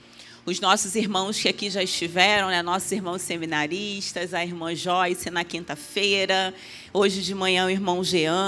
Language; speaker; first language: Portuguese; native; Portuguese